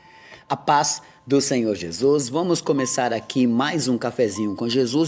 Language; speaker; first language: Portuguese; native; Portuguese